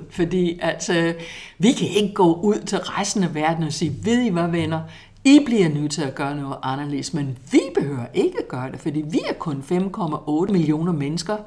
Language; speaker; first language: Danish; non-native, fluent; English